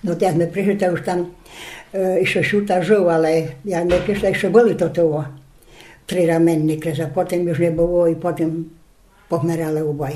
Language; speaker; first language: Polish; non-native, local second language; Rusyn